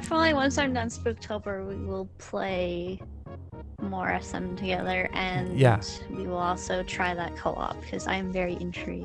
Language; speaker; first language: English; native; English